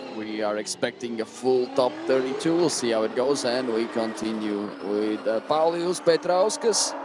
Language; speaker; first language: English; non-native, fluent; Latvian